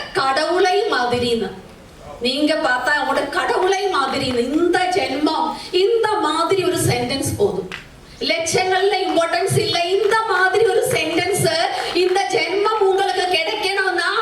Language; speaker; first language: Tamil; non-native, learner; Malayalam